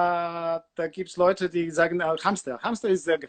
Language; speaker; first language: German; non-native, learner; Polish